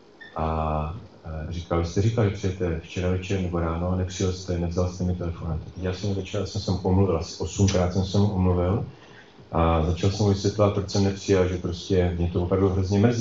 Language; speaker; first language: Czech; native; Czech